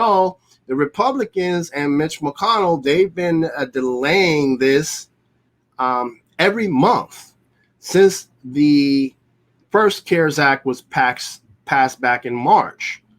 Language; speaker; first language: English; native; English